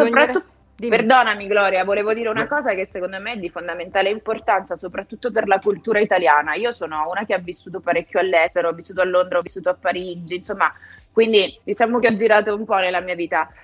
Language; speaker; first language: Italian; native; Italian